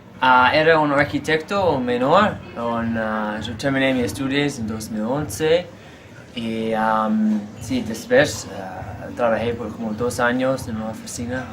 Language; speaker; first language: Spanish; non-native, fluent; English